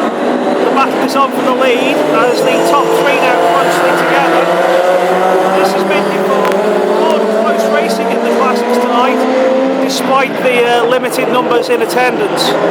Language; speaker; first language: English; native; English